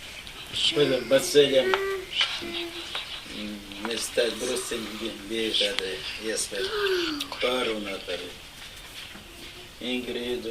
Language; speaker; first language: Latvian; non-native, local second language; Russian